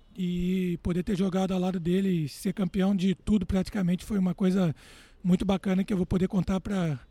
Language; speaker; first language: Portuguese; native; Portuguese